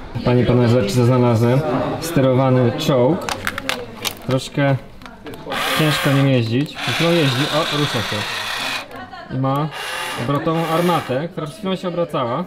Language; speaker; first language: Polish; native; Polish